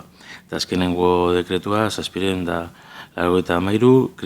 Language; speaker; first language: Basque; native; Basque